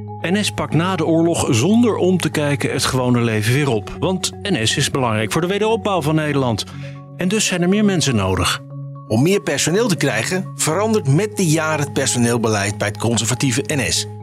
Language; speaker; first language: Dutch; native; Dutch